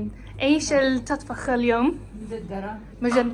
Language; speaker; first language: Arabic; non-native, learner; English